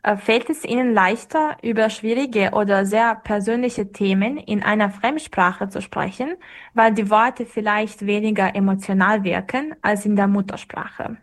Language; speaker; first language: German; non-native, fluent; Serbian